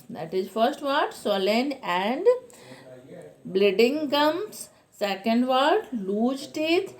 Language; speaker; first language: English; non-native, local second language; Hindi